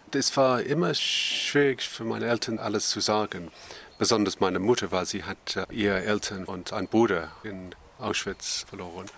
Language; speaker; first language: German; non-native, learner; English